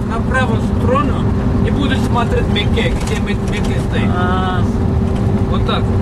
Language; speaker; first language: Russian; non-native, learner; Turkish